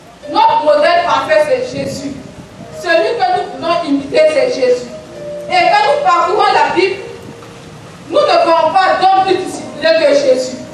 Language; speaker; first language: French; non-native, local second language; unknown